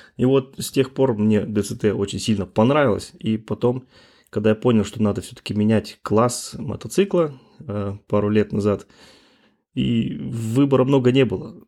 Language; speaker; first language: Russian; native; Russian